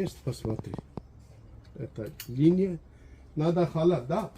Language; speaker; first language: Russian; non-native, learner; Turkish